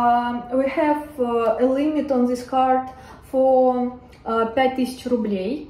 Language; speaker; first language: English; non-native, learner; Russian